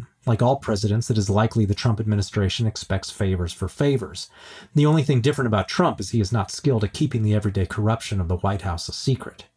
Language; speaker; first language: English; native; English